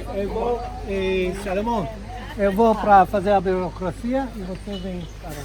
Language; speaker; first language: Portuguese; non-native, fluent; Hebrew